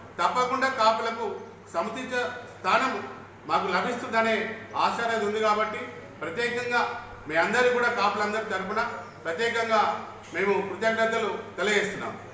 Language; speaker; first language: Telugu; native; Telugu